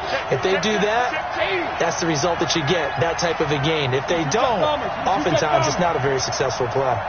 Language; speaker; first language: English; native; English